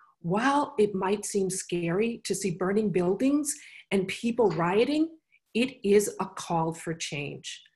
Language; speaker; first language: English; native; English